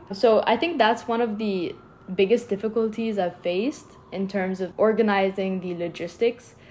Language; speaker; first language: English; non-native, fluent; Arabic